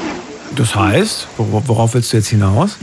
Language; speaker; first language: German; native; German